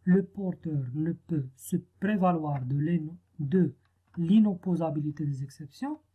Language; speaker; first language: French; non-native, local second language; Arabic